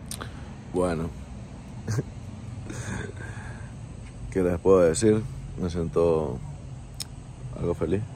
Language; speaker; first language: Spanish; native; Spanish